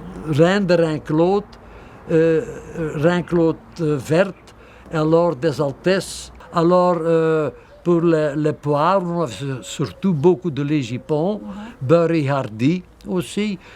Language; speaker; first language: French; non-native, local second language; Dutch